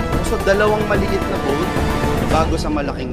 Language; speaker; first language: Filipino; native; Filipino